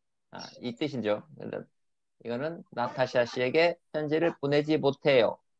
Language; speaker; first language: Korean; native; Korean